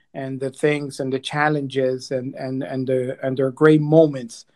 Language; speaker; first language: English; early bilingual, other home language; Spanish